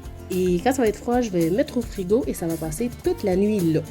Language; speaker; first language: French; native; French